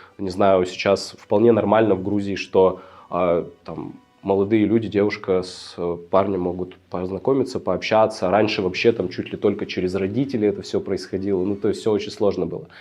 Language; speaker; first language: Russian; native; Russian